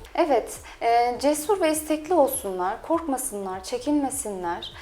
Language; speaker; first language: Turkish; native; Turkish